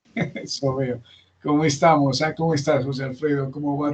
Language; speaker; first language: Spanish; native; Spanish